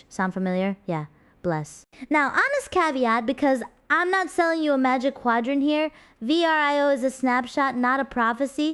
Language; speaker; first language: English; native; English